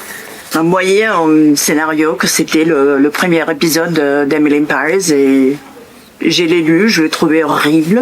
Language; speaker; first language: French; non-native, fluent; Spanish